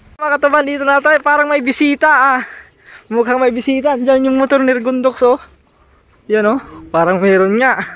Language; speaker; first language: Filipino; non-native, local second language; Cebuano